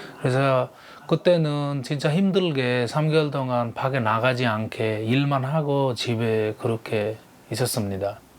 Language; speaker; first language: Korean; non-native, learner; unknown